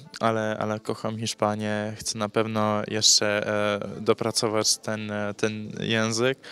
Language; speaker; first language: Polish; early bilingual, heritage; English